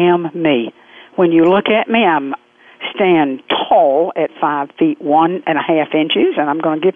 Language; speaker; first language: English; native; English